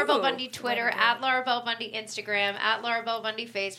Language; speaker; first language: English; native; English